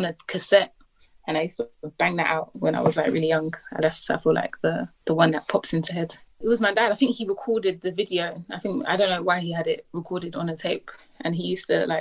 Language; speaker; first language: English; native; English